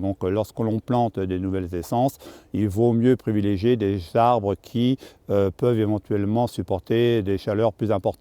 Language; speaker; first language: French; native; French